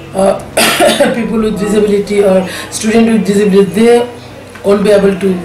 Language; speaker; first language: English; non-native, local second language; Bangla